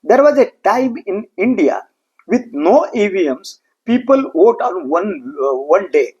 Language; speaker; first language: English; non-native, local second language; Kannada